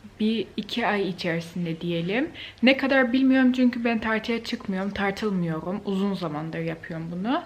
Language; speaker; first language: Turkish; native; Turkish